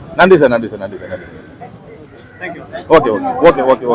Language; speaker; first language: Tamil; native; Tamil